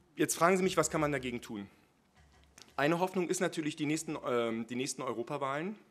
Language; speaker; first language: German; native; German